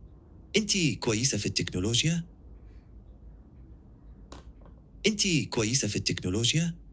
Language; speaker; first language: Arabic; non-native, learner; English